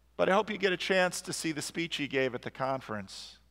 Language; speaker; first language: English; native; English